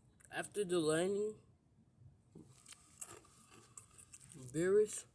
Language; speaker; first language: English; native; English